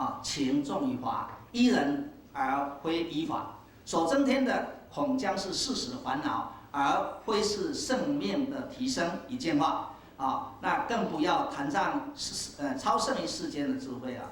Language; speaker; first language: Chinese; native; Chinese